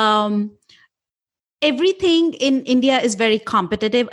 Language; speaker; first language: English; non-native, local second language; Hindi